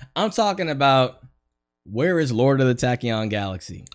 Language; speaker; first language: English; native; English